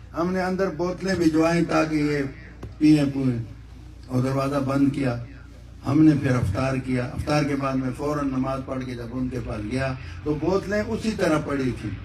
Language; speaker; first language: Urdu; non-native, local second language; Northern Hindko